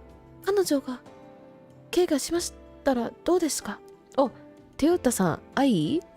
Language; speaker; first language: Japanese; non-native, learner; Vietnamese